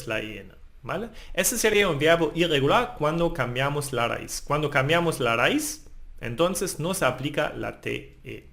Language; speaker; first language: Spanish; non-native, fluent; German